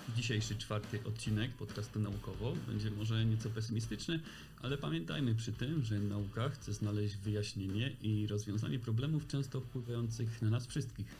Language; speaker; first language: Polish; native; Polish